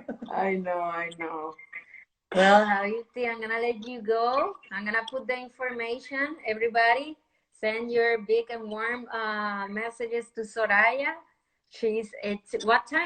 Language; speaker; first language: English; non-native, fluent; Spanish